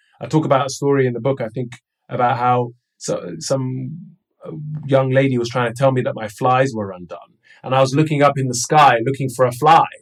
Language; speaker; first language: English; early bilingual, other home language; Somali